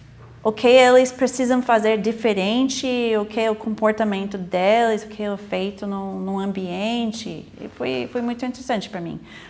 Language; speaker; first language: Portuguese; non-native, fluent; English